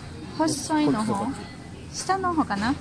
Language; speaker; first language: Japanese; non-native, fluent; Indonesian